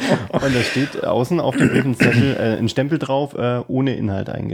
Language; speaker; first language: German; native; German